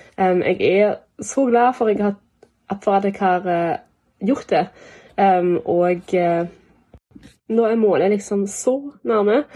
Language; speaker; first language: Norwegian; non-native, fluent; German